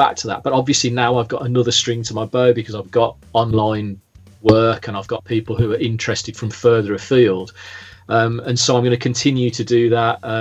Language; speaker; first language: English; native; English